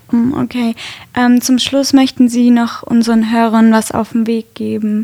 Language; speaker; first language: German; native; German